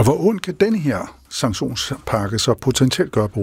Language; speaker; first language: Danish; native; Danish